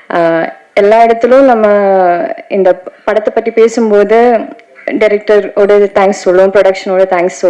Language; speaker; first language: Tamil; non-native, learner; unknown